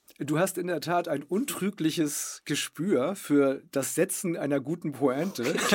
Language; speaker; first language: German; native; German